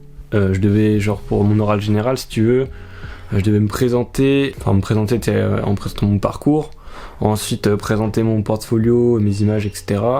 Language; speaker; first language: French; native; French